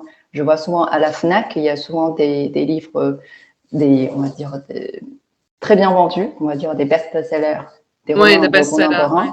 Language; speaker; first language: French; non-native, fluent; Chinese